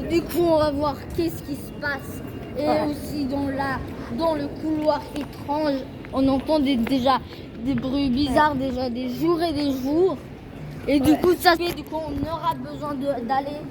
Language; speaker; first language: French; early bilingual, other home language; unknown